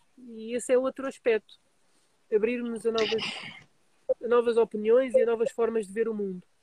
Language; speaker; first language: Portuguese; native; Portuguese